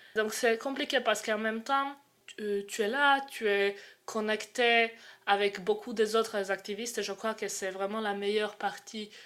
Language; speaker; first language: French; non-native, fluent; Croatian